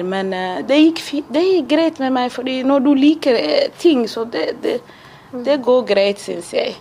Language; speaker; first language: Norwegian; non-native, fluent; Somali